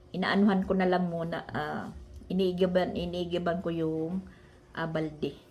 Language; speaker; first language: Filipino; non-native, local second language; Waray